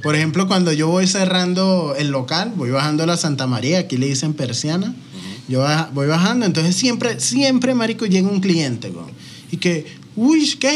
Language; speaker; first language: Spanish; native; Spanish